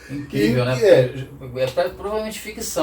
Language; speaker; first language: Portuguese; native; Portuguese